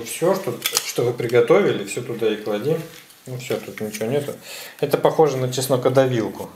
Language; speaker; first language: Russian; native; Russian